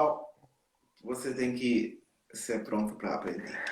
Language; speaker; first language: Portuguese; non-native, learner; German